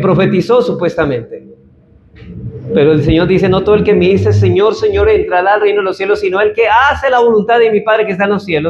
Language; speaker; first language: Spanish; native; Spanish